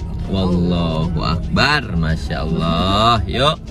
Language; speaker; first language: Indonesian; native; Indonesian